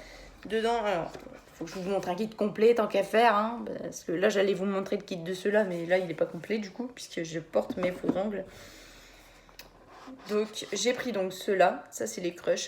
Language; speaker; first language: French; native; French